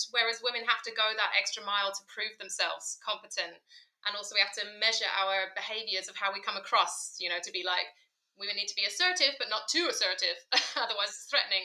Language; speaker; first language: English; native; English